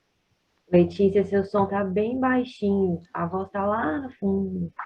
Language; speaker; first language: Portuguese; native; Portuguese